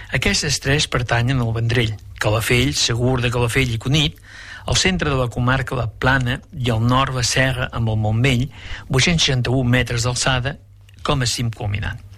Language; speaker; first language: Catalan; native; Catalan